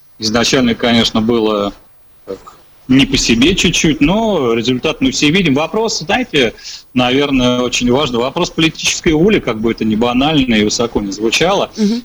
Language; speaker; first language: Russian; native; Russian